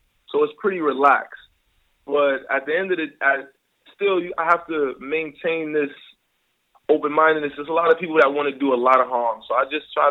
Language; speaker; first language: English; native; English